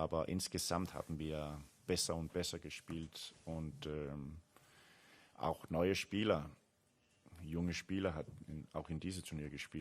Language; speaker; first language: German; non-native, learner; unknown